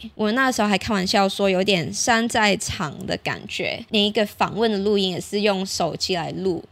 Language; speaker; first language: Chinese; non-native, local second language; Cantonese